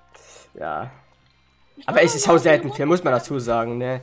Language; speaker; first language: German; native; German